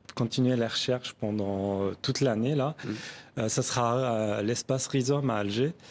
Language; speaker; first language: French; non-native, local second language; Arabic